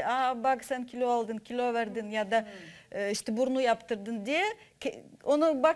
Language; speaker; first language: Turkish; non-native, fluent; Russian